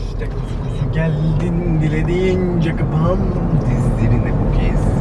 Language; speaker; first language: Turkish; native; Turkish